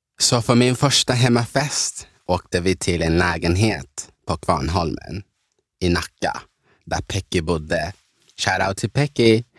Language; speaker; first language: Swedish; early bilingual, other home language; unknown